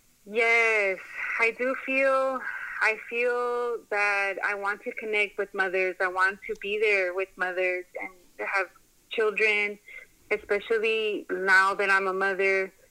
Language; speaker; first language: English; early bilingual, other home language; Spanish